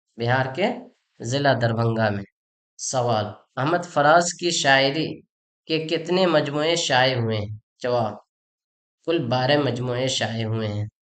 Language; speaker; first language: Urdu; native; Urdu